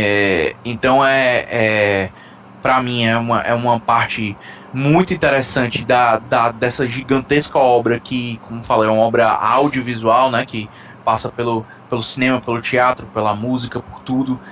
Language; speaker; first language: Portuguese; native; Portuguese